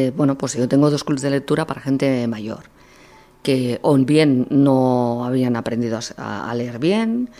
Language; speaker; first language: Spanish; native; Spanish